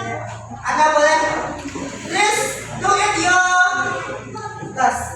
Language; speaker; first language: English; non-native, learner; Indonesian